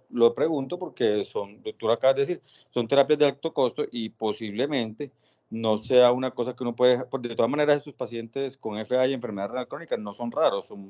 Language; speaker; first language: Spanish; native; Spanish